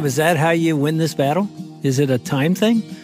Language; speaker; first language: English; native; English